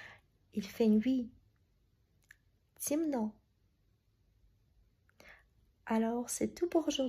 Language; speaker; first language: French; non-native, fluent; Russian